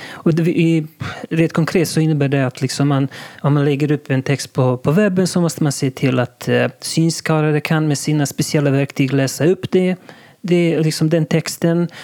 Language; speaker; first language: Swedish; non-native, local second language; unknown